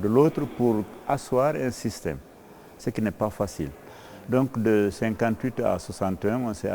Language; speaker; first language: French; non-native, local second language; Fula